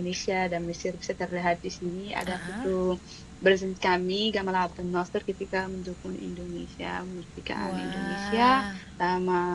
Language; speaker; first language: Indonesian; non-native, fluent; Arabic